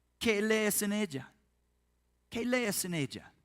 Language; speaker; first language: Spanish; non-native, learner; English